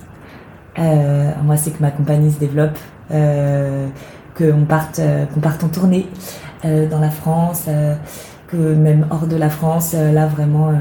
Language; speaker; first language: French; native; French